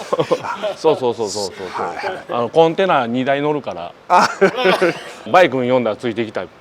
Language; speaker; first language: Japanese; native; Japanese